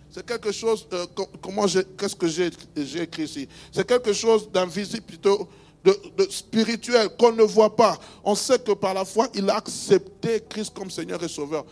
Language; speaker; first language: French; non-native, local second language; Luba-Lulua